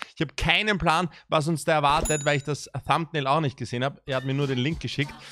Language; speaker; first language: German; native; German